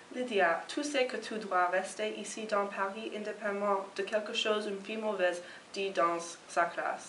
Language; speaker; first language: French; non-native, learner; English